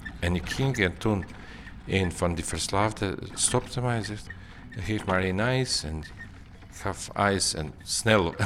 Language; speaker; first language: Dutch; non-native, learner; Bosnian